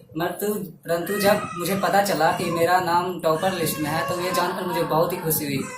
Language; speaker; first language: Hindi; native; Hindi